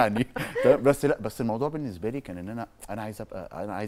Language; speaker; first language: Arabic; native; Arabic